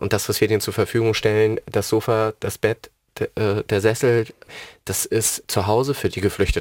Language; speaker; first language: German; native; German